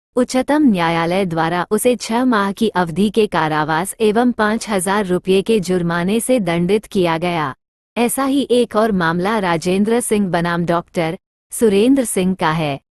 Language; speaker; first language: Hindi; native; Hindi